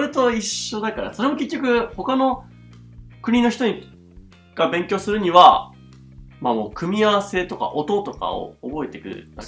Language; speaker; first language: Japanese; native; Japanese